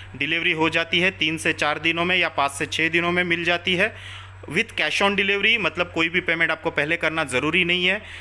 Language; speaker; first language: Hindi; non-native, local second language; Marathi